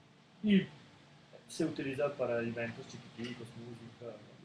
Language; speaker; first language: Spanish; non-native, learner; Serbian